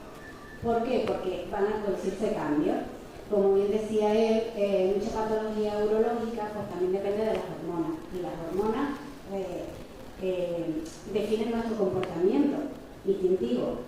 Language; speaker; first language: Spanish; native; Spanish